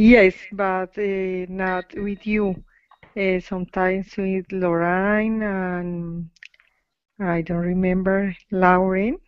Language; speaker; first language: English; non-native, learner; Spanish